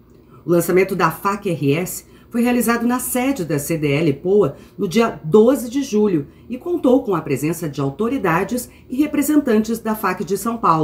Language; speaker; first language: Portuguese; native; Portuguese